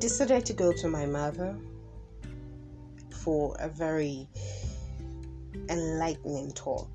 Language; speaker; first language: English; non-native, local second language; Yoruba